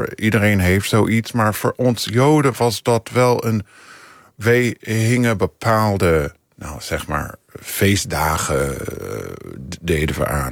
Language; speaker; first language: Dutch; non-native, fluent; English